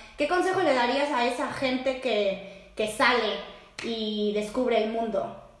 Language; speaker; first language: Spanish; native; Spanish